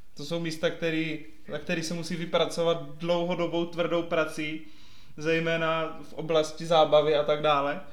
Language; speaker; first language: Czech; native; Czech